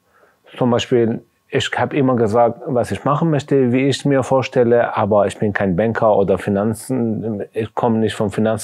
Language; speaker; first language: German; non-native, fluent; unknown